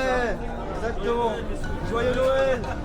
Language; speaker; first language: French; native; French